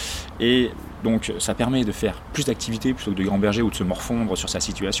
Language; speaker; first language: French; native; French